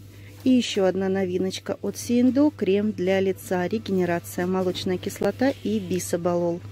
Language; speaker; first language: Russian; native; Russian